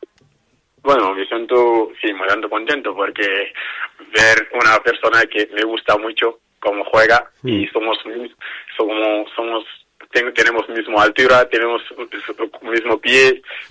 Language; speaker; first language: Spanish; non-native, learner; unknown